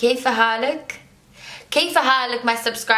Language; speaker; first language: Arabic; non-native, learner; English